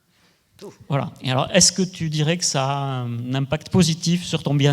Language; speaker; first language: French; native; French